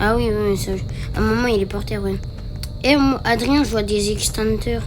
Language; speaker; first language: French; native; French